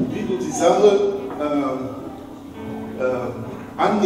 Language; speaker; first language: German; non-native, learner; French